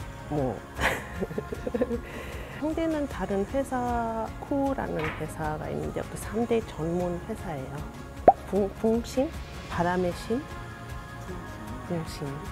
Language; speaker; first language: Korean; non-native, fluent; Japanese